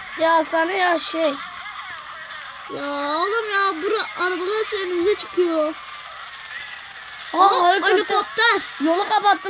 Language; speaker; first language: Turkish; native; Turkish